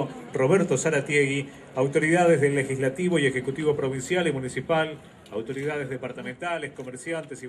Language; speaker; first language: Spanish; native; Spanish